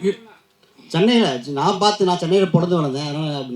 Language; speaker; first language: Tamil; native; Tamil